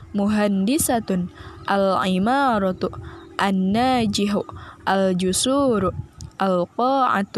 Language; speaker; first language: Arabic; non-native, learner; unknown